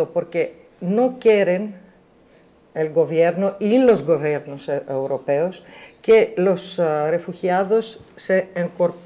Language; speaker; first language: Spanish; non-native, learner; Greek